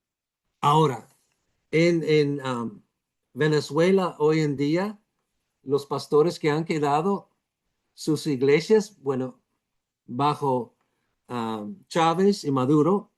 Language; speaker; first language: Spanish; non-native, fluent; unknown